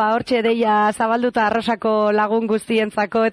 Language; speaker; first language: Basque; native; Basque